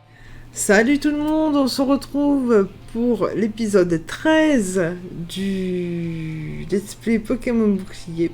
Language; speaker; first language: French; native; French